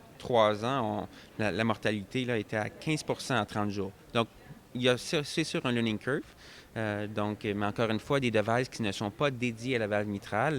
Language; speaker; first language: French; native; French